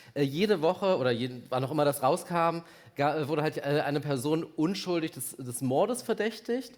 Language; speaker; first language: German; native; German